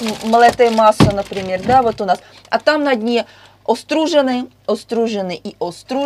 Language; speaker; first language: Russian; native; Russian